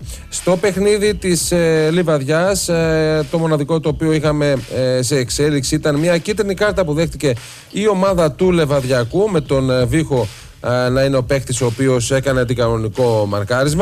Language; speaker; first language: Greek; native; Greek